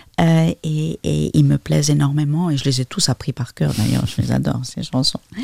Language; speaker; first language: French; non-native, fluent; Spanish